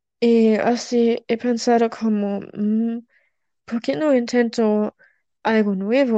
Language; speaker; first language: Spanish; non-native, learner; German